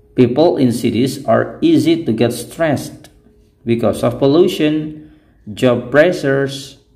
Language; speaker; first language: English; non-native, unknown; Indonesian